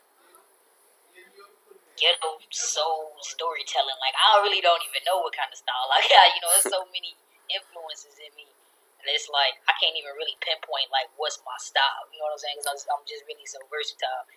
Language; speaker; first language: English; native; English